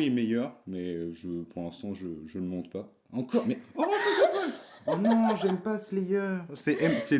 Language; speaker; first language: French; native; French